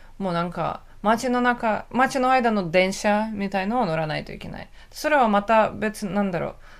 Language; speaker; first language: Japanese; non-native, fluent; Russian